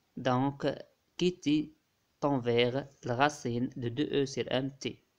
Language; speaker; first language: French; non-native, local second language; Arabic